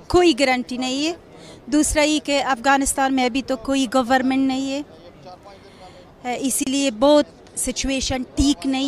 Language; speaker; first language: Hindi; non-native, learner; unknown